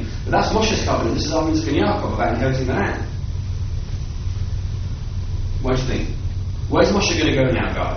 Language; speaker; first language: English; native; English